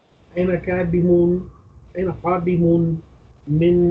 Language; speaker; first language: Arabic; non-native, learner; English